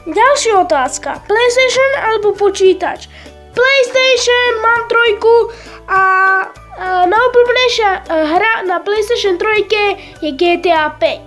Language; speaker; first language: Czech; non-native, learner; Slovak